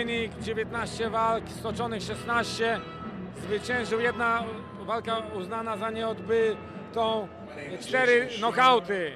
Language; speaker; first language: Polish; native; Polish